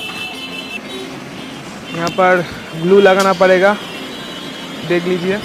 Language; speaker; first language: Hindi; non-native, local second language; Bangla